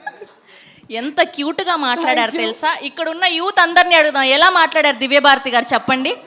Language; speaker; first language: Telugu; native; Telugu